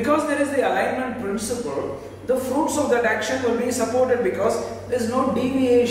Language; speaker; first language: English; non-native, local second language; Tamil